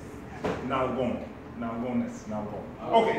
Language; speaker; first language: Spanish; non-native, fluent; English